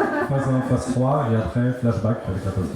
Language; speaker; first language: French; native; French